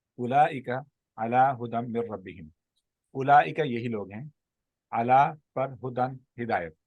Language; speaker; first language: Urdu; non-native, local second language; Punjabi